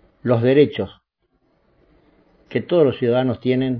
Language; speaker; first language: Spanish; native; Spanish